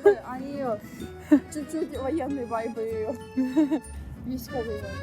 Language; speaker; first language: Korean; non-native, learner; Ukrainian